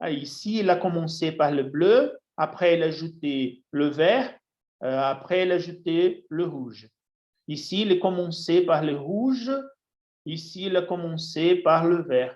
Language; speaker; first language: French; non-native, fluent; Portuguese